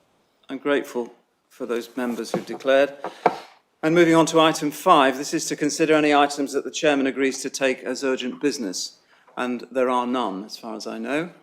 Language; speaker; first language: English; native; English